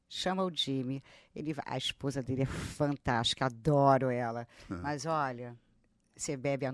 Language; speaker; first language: Portuguese; native; Portuguese